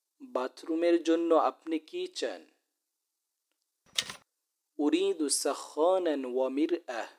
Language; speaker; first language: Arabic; non-native, fluent; Bangla